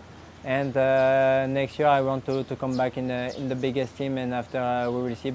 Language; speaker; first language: English; non-native, learner; French